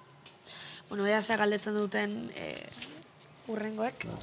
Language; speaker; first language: Basque; native; Basque